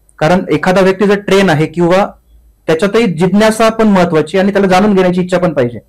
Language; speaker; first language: Marathi; native; Marathi